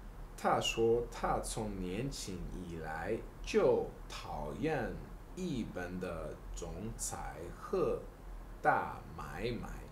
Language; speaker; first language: Chinese; non-native, learner; English